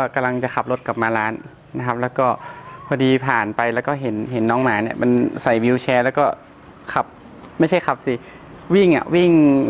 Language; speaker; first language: Thai; native; Thai